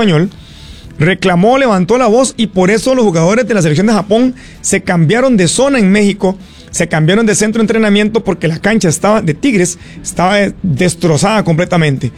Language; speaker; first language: Spanish; native; Spanish